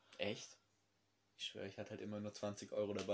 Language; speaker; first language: German; native; German